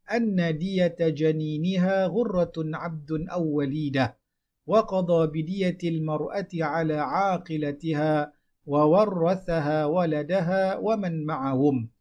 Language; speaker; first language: Arabic; non-native, fluent; Malay